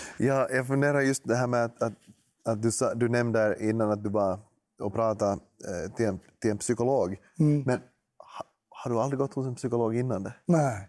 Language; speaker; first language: Swedish; native; Swedish